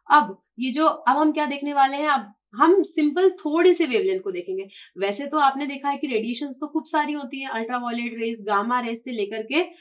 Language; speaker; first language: Hindi; native; Hindi